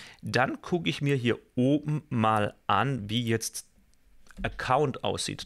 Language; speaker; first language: German; native; German